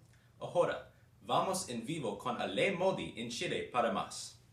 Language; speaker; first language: Spanish; non-native, learner; English